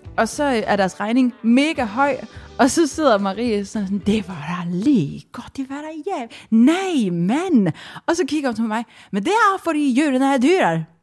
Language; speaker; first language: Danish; native; Danish